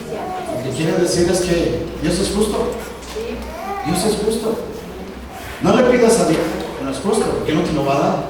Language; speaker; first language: Spanish; native; Spanish